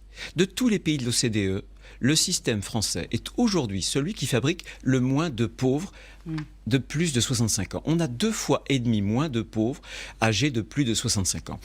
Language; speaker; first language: French; native; French